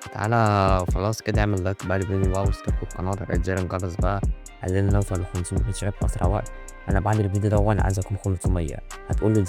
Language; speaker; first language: Arabic; native; Arabic